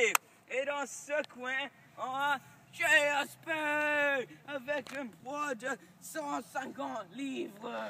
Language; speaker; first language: French; non-native, learner; English